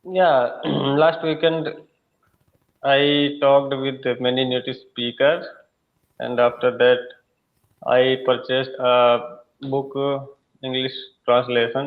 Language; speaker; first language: English; non-native, learner; Hindi